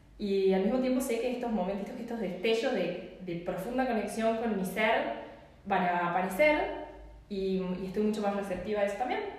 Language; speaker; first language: Spanish; native; Spanish